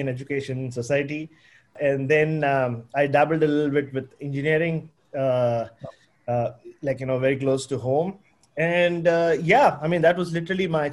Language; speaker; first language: English; non-native, local second language; Tamil